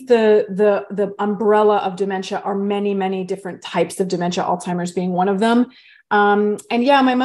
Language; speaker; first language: English; native; English